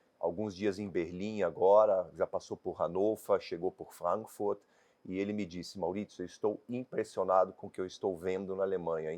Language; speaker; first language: Portuguese; native; Portuguese